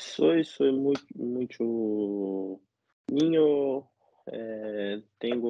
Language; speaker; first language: Spanish; non-native, learner; Portuguese